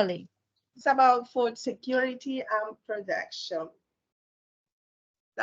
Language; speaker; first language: English; non-native, learner; Spanish